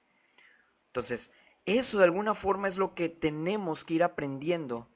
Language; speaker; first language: Spanish; native; Spanish